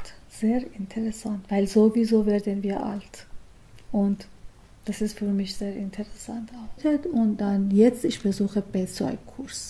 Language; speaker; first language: German; non-native, learner; Persian